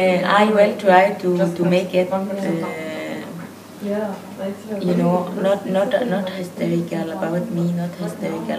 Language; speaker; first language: English; non-native, fluent; Arabic